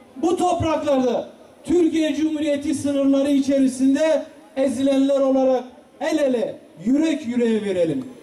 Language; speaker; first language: Turkish; non-native, local second language; Kurdish